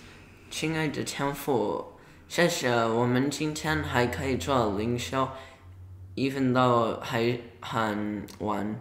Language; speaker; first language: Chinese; early bilingual, heritage; Chinese